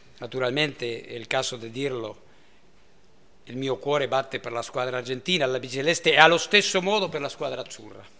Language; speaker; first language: Italian; early bilingual, heritage; Italian